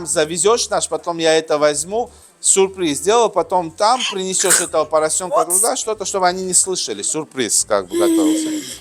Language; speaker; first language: Russian; non-native, local second language; Georgian